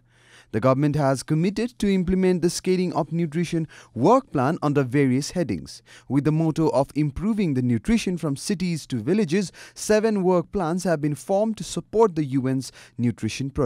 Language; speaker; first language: English; non-native, local second language; Nepali